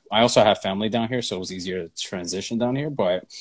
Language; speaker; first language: English; native; English